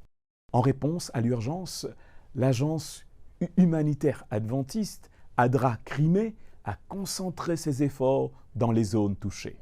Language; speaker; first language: French; native; French